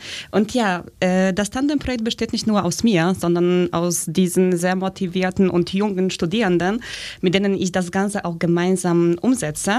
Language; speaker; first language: German; early bilingual, other home language; Polish